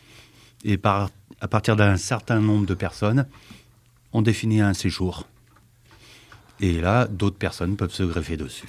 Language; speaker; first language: French; native; French